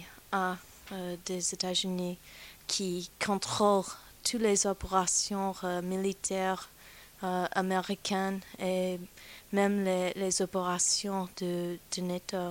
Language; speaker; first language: French; non-native, fluent; English